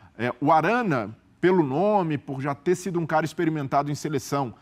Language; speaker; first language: Portuguese; native; Portuguese